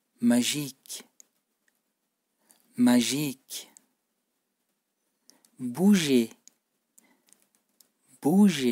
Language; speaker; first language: French; non-native, fluent; Turkish